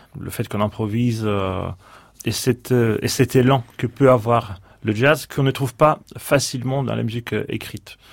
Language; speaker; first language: French; non-native, fluent; Greek